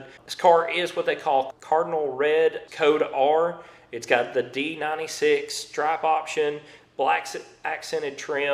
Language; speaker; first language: English; native; English